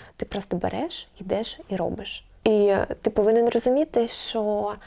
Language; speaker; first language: Ukrainian; non-native, local second language; Russian